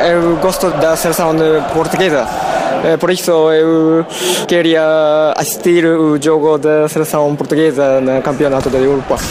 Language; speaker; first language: Portuguese; non-native, learner; Japanese